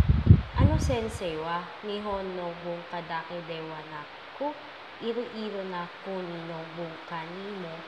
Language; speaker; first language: Japanese; non-native, learner; Filipino